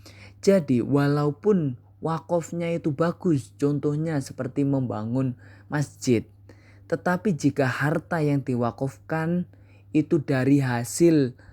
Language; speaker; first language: Indonesian; native; Indonesian